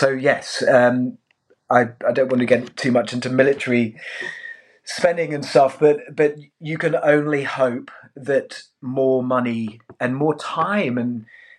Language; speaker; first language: English; native; English